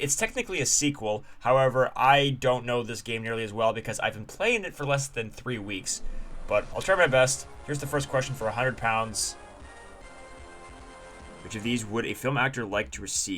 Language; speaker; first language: English; native; English